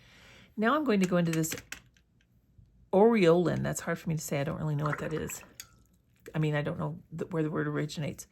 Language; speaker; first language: English; native; English